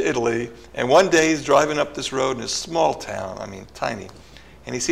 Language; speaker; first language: English; early bilingual, other home language; Italian